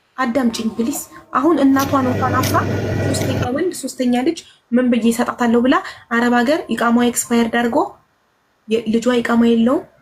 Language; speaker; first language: Amharic; native; Amharic